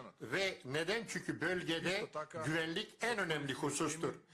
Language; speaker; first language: Turkish; non-native, learner; Macedonian